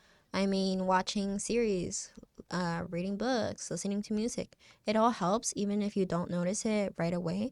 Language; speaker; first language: English; non-native, fluent; Spanish